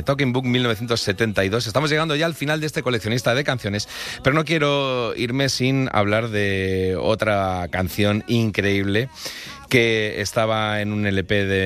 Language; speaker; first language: Spanish; native; Spanish